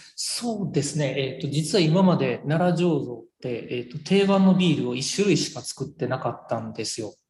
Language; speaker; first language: Japanese; native; Japanese